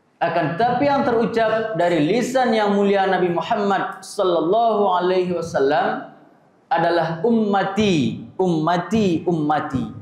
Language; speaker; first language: Malay; non-native, local second language; Minangkabau